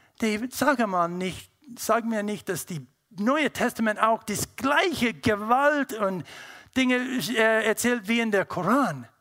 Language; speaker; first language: German; non-native, learner; English